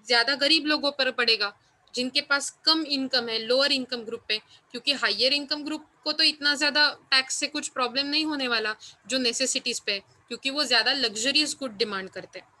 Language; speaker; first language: Hindi; non-native, local second language; Marathi